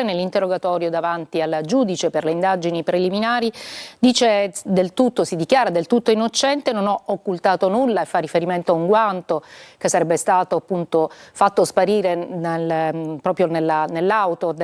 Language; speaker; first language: Italian; native; Italian